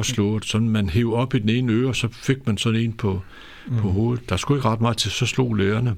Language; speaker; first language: Danish; native; Danish